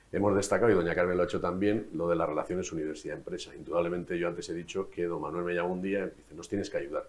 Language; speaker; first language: Spanish; native; Spanish